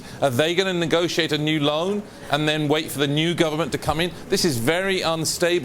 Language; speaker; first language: English; native; English